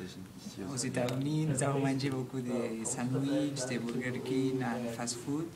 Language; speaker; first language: French; non-native, learner; Catalan